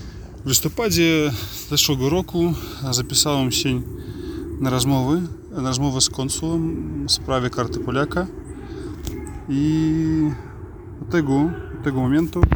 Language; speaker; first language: Polish; non-native, learner; Russian